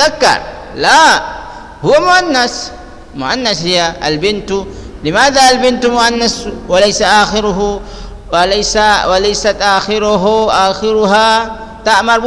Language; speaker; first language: Arabic; non-native, fluent; Indonesian